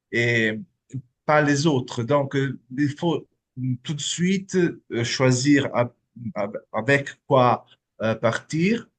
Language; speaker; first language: French; non-native, fluent; Italian